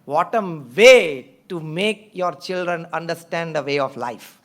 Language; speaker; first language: English; non-native, local second language; Gujarati